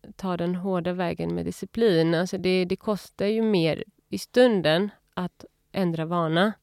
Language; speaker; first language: Swedish; early bilingual, other home language; Urdu